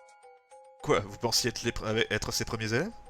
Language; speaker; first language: French; native; French